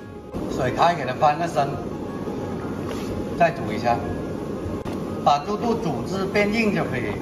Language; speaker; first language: Chinese; native; Chinese